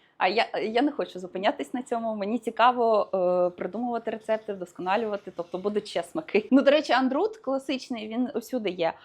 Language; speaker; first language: Ukrainian; non-native, local second language; Russian